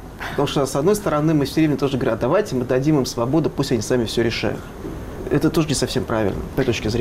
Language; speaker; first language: Russian; native; Russian